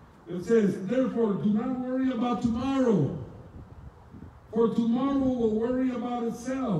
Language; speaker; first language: English; early bilingual, other home language; Spanish